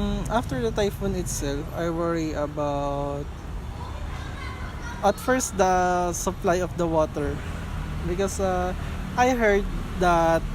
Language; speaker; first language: English; non-native, learner; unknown